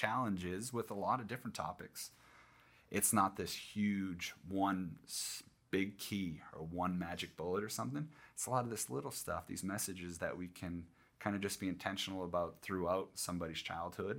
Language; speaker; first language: English; native; English